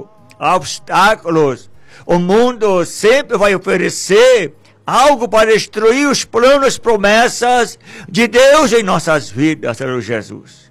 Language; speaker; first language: Portuguese; native; Portuguese